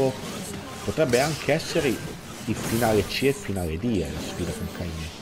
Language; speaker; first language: Italian; native; Italian